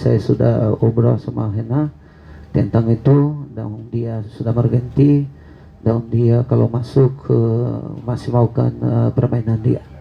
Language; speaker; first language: Indonesian; non-native, fluent; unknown